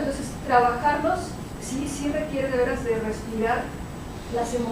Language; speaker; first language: Spanish; native; Spanish